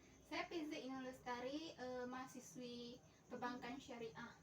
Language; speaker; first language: Indonesian; native; Indonesian